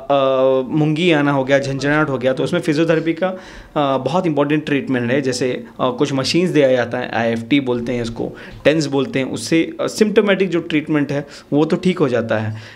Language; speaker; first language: Hindi; native; Hindi